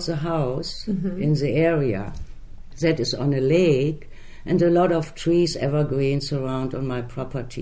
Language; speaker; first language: English; non-native, fluent; German